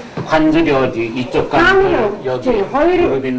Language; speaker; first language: Korean; native; Korean